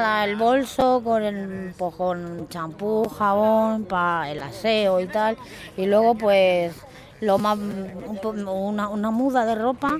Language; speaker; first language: Spanish; native; Spanish